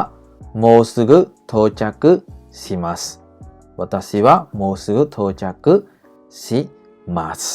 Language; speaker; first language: Japanese; non-native, fluent; Khmer